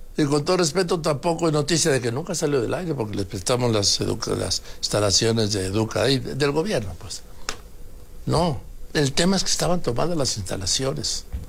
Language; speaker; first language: Spanish; native; Spanish